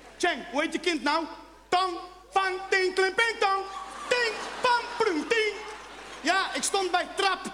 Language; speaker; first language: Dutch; non-native, fluent; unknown